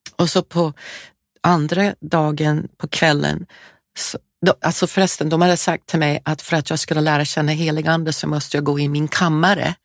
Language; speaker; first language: Swedish; non-native, fluent; English